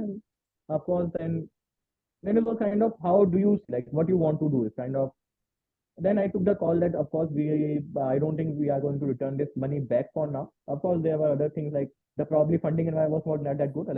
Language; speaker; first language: English; non-native, local second language; Hindi